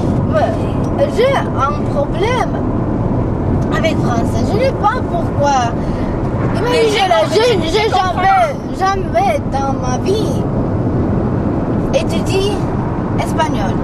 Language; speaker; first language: French; non-native, learner; Georgian